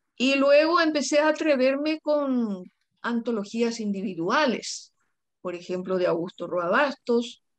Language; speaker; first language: Spanish; non-native, local second language; Guarani